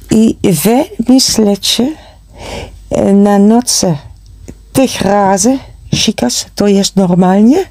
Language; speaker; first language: Polish; non-native, learner; Dutch